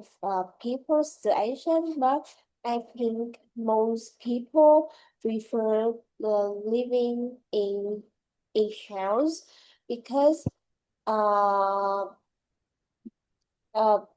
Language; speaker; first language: English; non-native, learner; Vietnamese